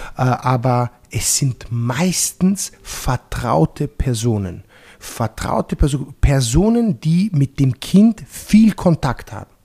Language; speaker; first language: German; non-native, fluent; Italian